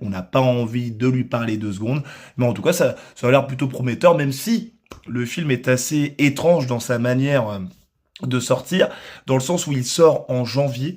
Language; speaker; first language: French; native; French